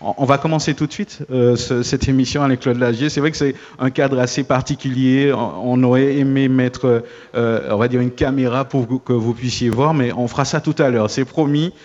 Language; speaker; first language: French; native; French